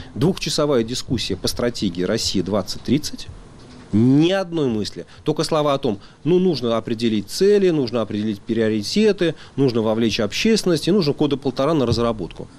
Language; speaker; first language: Russian; native; Russian